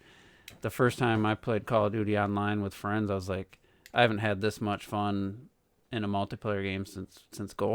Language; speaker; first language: English; native; English